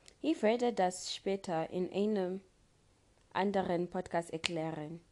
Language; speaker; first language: German; non-native, learner; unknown